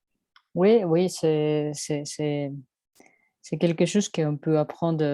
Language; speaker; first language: French; non-native, learner; Spanish